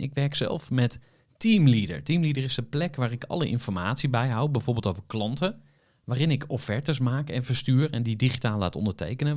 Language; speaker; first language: Dutch; native; Dutch